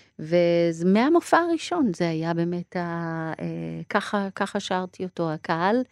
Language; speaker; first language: Hebrew; early bilingual, other home language; Persian